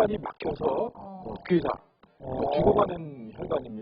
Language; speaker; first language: Korean; native; Korean